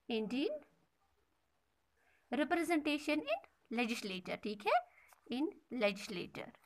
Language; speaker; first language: Hindi; non-native, local second language; Kashmiri